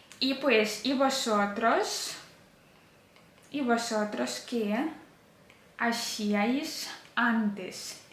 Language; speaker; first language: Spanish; non-native, fluent; Ukrainian